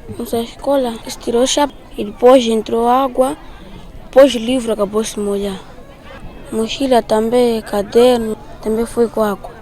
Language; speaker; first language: Portuguese; non-native, local second language; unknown